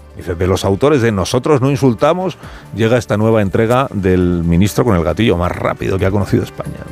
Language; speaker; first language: Spanish; native; Spanish